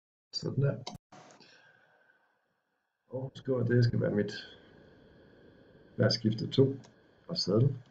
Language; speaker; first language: Danish; native; Danish